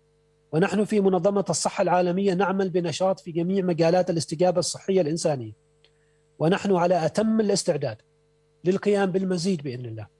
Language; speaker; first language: Arabic; native; Arabic